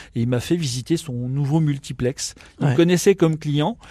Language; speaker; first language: French; native; French